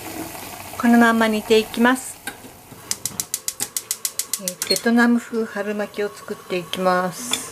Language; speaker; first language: Japanese; native; Japanese